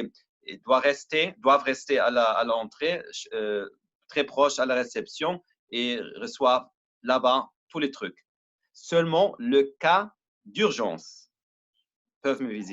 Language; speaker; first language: French; non-native, learner; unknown